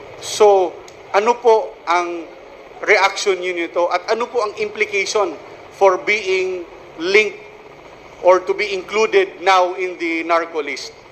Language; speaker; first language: Filipino; non-native, local second language; Cebuano